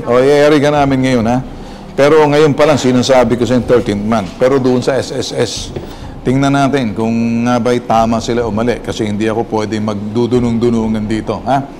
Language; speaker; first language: Filipino; native; Filipino